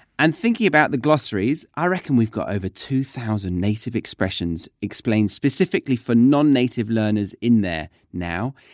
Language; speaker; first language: English; native; English